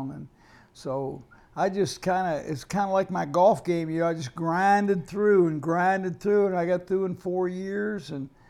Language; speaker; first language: English; native; English